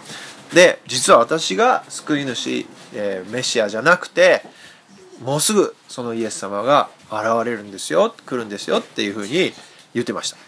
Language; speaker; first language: Japanese; native; Japanese